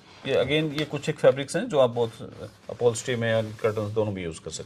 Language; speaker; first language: Hindi; native; Hindi